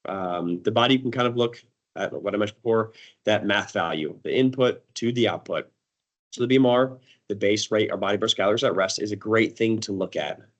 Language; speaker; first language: English; native; English